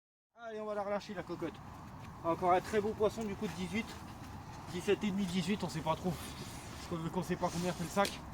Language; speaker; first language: French; native; French